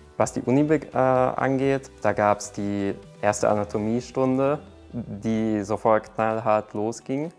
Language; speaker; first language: German; early bilingual, other home language; Hungarian